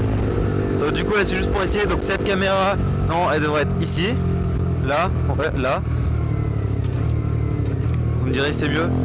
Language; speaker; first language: French; native; French